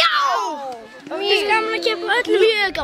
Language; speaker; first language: Icelandic; native; Icelandic